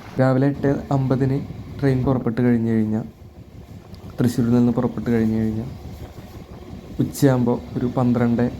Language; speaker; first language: Malayalam; native; Malayalam